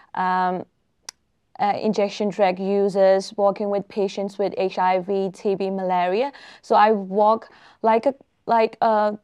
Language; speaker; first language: English; non-native, fluent; Burmese